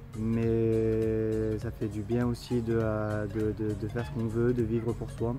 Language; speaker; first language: French; native; French